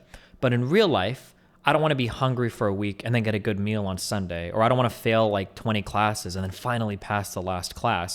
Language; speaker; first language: English; native; English